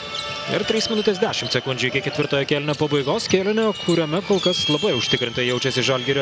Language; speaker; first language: Lithuanian; native; Lithuanian